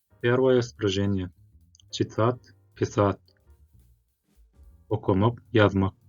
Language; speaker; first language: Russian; non-native, local second language; Turkmen